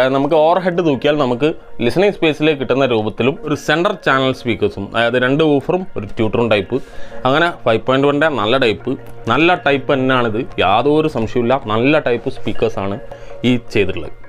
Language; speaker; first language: Malayalam; native; Malayalam